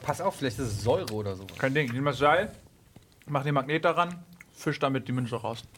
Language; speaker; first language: German; native; German